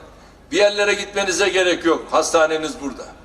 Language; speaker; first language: Turkish; native; Turkish